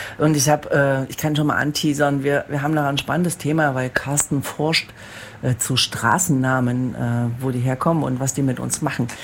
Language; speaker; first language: German; native; German